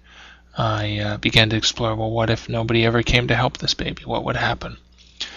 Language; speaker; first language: English; native; English